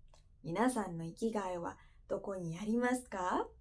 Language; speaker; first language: Japanese; non-native, fluent; Indonesian